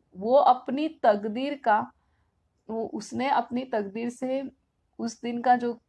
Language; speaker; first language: Hindi; non-native, local second language; Marathi